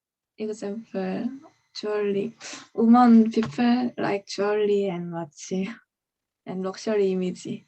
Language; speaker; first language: English; non-native, learner; Korean